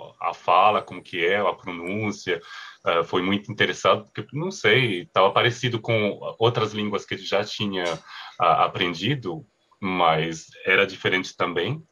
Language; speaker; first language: Portuguese; non-native, fluent; French